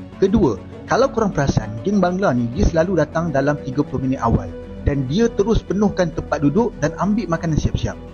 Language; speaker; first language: Malay; native; Malay